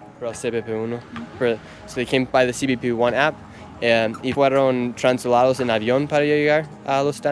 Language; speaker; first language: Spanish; non-native, fluent; English